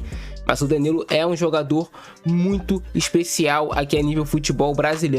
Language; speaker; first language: Portuguese; native; Portuguese